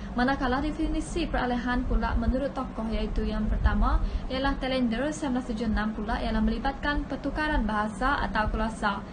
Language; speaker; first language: Malay; non-native, local second language; Iban